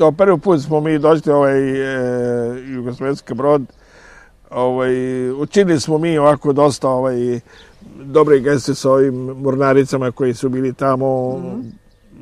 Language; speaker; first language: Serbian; non-native, fluent; Arabic